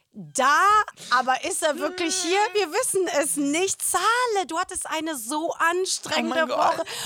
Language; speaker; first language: German; native; German